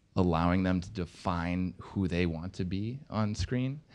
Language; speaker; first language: English; native; English